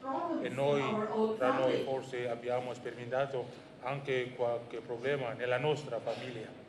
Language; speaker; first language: Italian; non-native, fluent; Indonesian